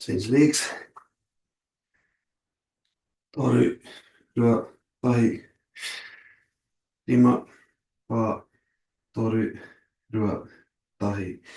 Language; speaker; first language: Māori; non-native, local second language; English